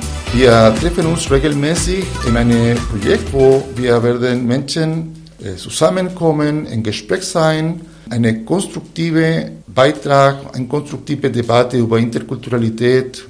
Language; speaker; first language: German; non-native, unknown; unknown